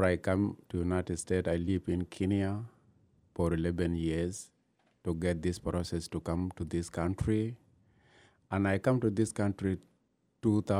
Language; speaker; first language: English; non-native, learner; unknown